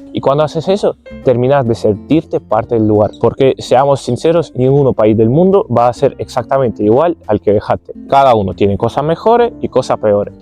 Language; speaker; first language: Spanish; non-native, fluent; Ukrainian